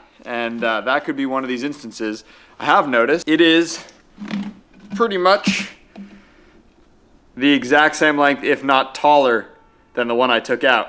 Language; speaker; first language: English; native; English